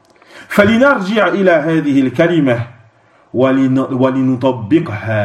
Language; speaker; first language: Arabic; non-native, fluent; French